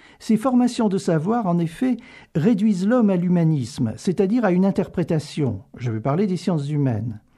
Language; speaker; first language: French; native; French